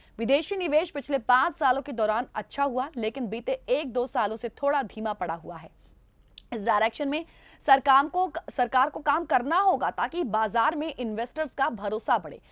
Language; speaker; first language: Hindi; native; Hindi